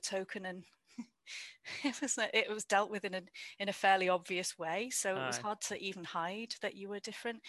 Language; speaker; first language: English; native; English